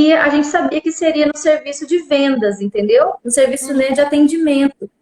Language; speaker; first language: Portuguese; non-native, local second language; Guarani